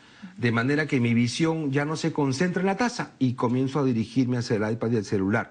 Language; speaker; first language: Spanish; native; Spanish